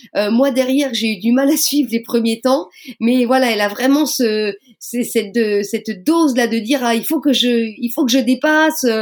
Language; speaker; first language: French; native; French